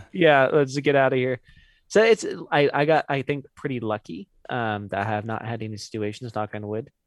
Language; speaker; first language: English; early bilingual, other home language; Hindi